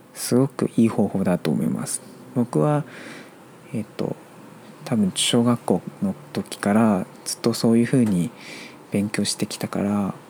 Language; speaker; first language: Japanese; non-native, fluent; Chinese